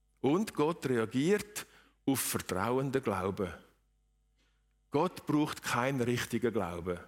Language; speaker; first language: German; native; German